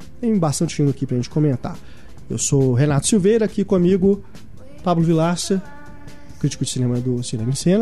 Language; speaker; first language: Portuguese; native; Portuguese